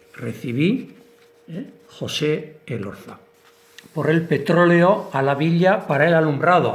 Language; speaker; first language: Spanish; non-native, local second language; Basque